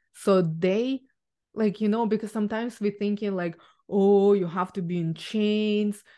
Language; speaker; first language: English; non-native, fluent; Ukrainian